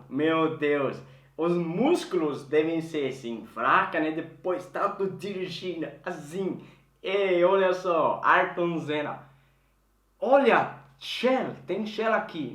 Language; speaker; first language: Portuguese; non-native, fluent; Swedish